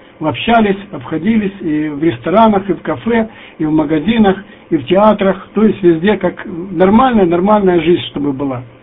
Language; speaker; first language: Russian; native; Russian